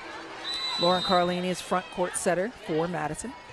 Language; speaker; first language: English; native; English